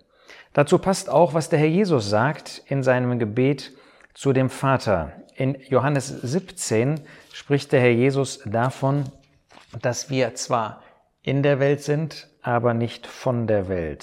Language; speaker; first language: German; native; German